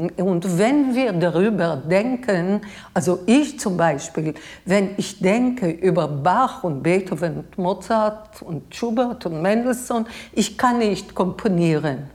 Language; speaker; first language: German; non-native, fluent; Hebrew